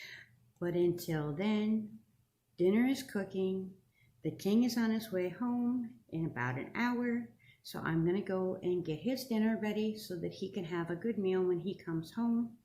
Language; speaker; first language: English; native; English